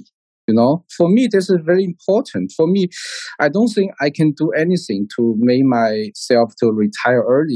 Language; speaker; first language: English; non-native, learner; Chinese